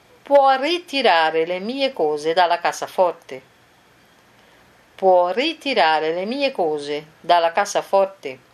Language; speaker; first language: Italian; non-native, fluent; Portuguese